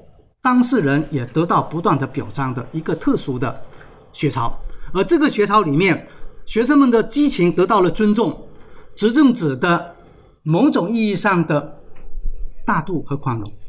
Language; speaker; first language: Chinese; native; Chinese